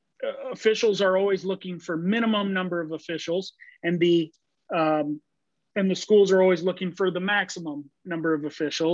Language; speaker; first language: English; native; English